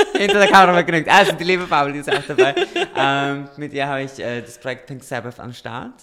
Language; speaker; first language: German; early bilingual, other home language; Romanian